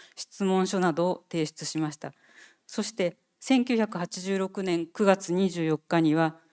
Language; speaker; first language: Japanese; native; Japanese